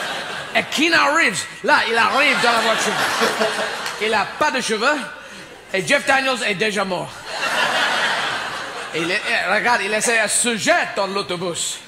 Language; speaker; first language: French; non-native, fluent; English